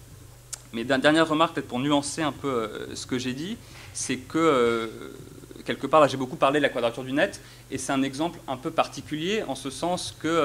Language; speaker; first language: French; native; French